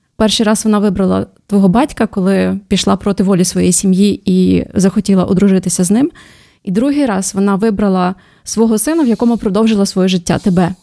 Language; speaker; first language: Ukrainian; native; Ukrainian